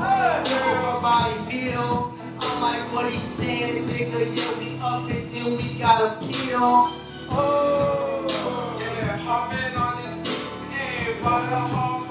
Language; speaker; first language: English; native; English